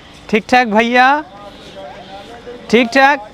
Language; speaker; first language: Hindi; non-native, learner; Bangla